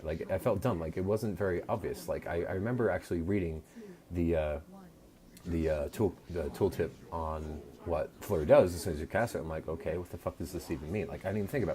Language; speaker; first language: English; native; English